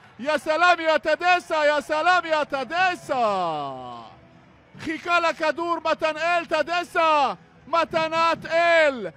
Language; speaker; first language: Hebrew; native; Hebrew